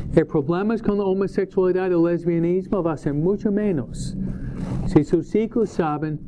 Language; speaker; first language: Spanish; non-native, fluent; English